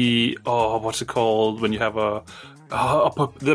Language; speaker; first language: English; non-native, fluent; Danish